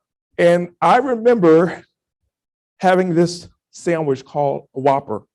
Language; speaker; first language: English; native; English